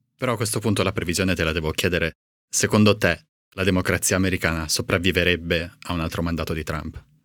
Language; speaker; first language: Italian; native; Italian